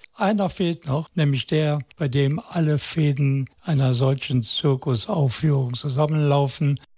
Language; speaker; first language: German; native; German